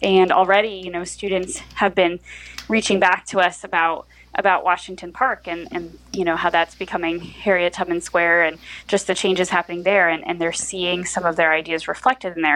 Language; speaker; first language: English; native; English